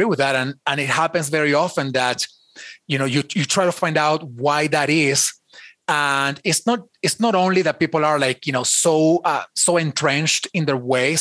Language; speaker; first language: English; non-native, fluent; Spanish